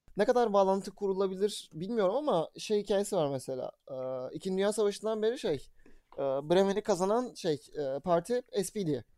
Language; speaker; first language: Turkish; native; Turkish